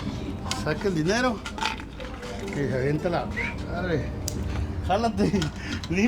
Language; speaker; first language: Spanish; native; Spanish